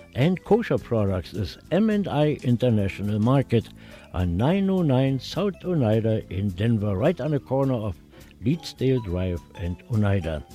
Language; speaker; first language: English; non-native, fluent; German